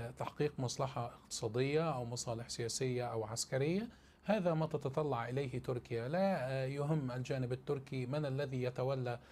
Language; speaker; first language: Arabic; native; Arabic